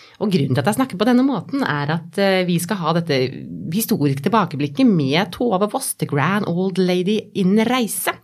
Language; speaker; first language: Norwegian; native; Norwegian